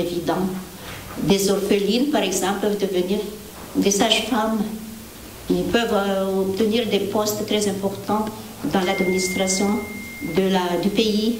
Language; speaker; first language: French; non-native, local second language; Malagasy